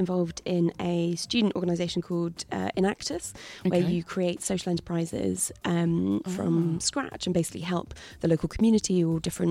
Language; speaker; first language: English; native; English